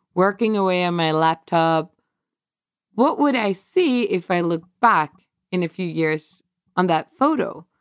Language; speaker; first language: English; non-native, fluent; Swedish